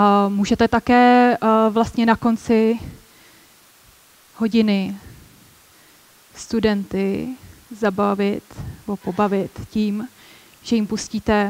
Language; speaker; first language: Czech; native; Czech